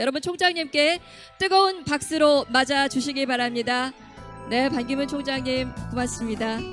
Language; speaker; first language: Korean; native; Korean